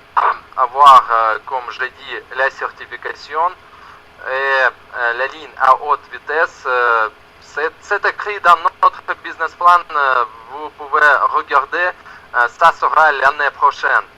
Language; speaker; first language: French; non-native, learner; Russian